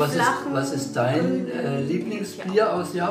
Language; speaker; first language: German; native; German